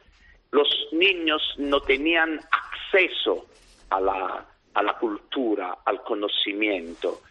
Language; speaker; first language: Spanish; non-native, fluent; Italian